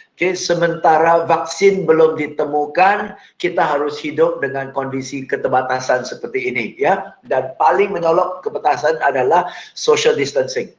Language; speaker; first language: Indonesian; non-native, fluent; English